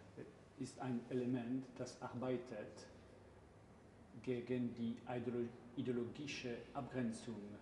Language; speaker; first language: German; non-native, learner; English